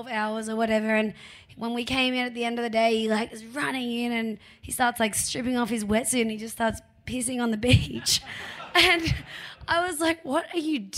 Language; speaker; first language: English; native; English